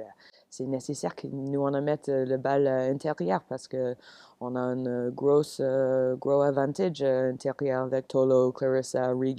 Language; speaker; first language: French; non-native, learner; English